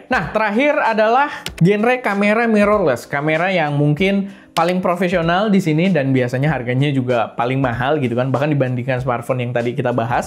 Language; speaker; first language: Indonesian; native; Indonesian